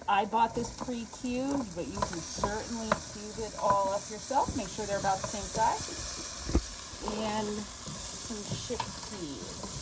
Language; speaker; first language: English; native; English